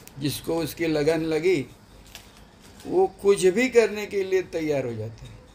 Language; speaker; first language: Hindi; non-native, local second language; Marathi